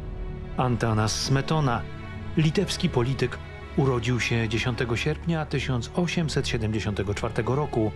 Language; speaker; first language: Polish; native; Polish